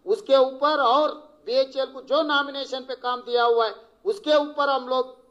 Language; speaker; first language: Hindi; non-native, local second language; Telugu